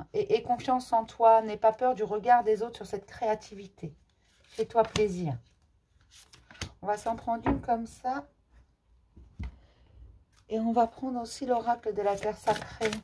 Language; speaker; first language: French; native; French